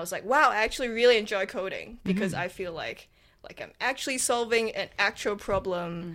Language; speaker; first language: English; non-native, local second language; Cantonese